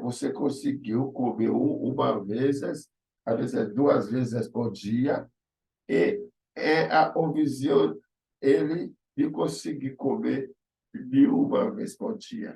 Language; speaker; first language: Portuguese; non-native, fluent; Haitian Creole